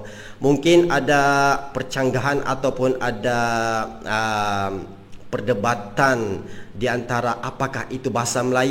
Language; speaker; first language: Malay; native; Malay